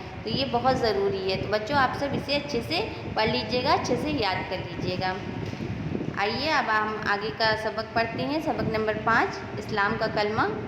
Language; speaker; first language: Urdu; native; Urdu